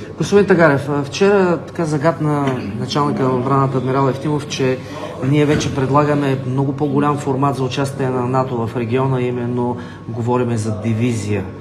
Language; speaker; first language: Bulgarian; native; Bulgarian